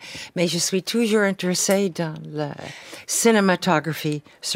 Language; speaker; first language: French; non-native, fluent; English